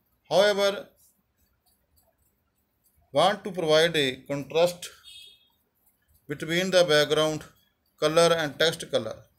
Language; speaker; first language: English; non-native, local second language; Punjabi